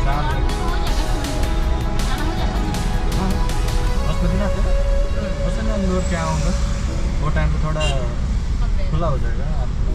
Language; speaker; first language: Hindi; non-native, learner; Nepali